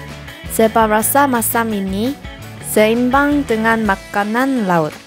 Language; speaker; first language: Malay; non-native, fluent; Korean